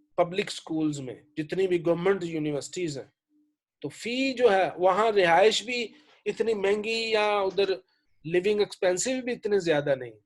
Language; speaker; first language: Urdu; native; Urdu